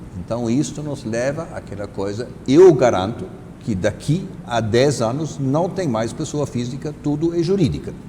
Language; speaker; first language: Portuguese; non-native, fluent; German